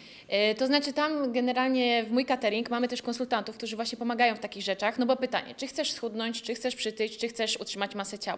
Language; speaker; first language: Polish; native; Polish